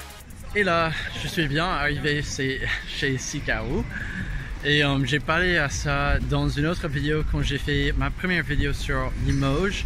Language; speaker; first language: French; non-native, fluent; English